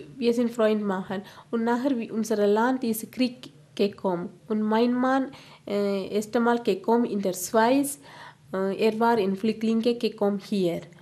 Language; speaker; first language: German; non-native, learner; Tamil